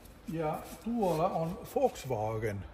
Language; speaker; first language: Finnish; non-native, learner; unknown